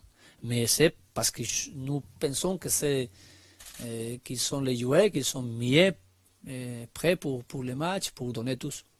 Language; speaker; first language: French; non-native, learner; Spanish